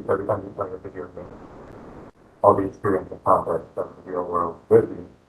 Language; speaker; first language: English; native; English